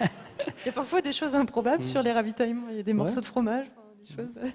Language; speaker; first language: French; native; French